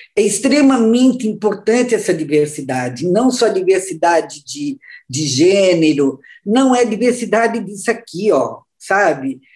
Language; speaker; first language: Portuguese; native; Portuguese